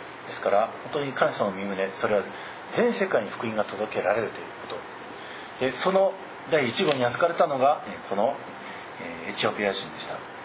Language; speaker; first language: Japanese; native; Japanese